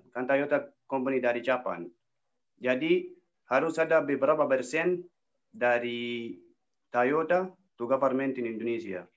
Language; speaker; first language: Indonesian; non-native, learner; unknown